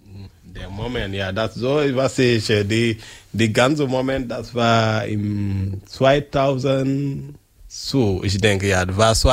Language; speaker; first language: German; non-native, learner; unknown